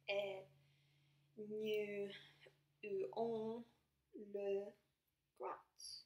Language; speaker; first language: French; non-native, learner; English